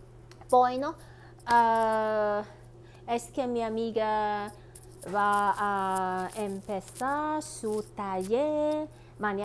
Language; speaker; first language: Spanish; non-native, learner; Cantonese